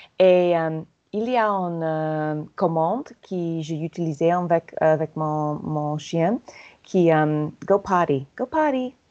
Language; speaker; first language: French; non-native, learner; English